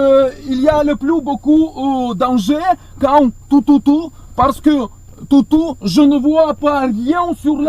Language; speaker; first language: French; non-native, learner; Russian